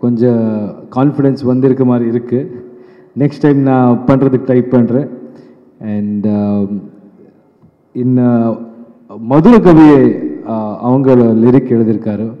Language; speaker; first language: Tamil; non-native, learner; Kannada